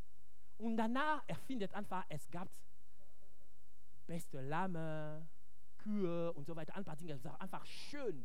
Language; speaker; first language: German; non-native, fluent; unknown